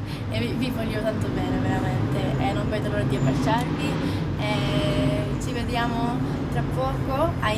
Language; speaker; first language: Italian; non-native, fluent; Maltese